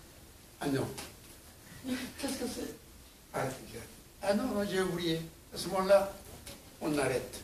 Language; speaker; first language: French; non-native, learner; Japanese